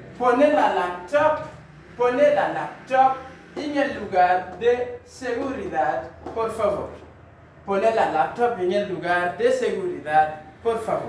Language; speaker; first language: Spanish; non-native, learner; Haitian Creole